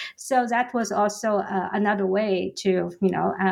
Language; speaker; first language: English; non-native, fluent; Chinese